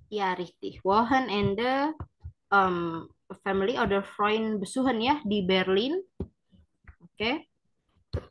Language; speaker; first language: German; non-native, learner; Indonesian